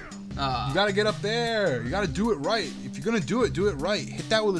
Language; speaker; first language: English; native; English